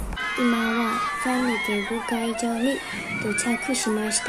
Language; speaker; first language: Japanese; non-native, learner; Burmese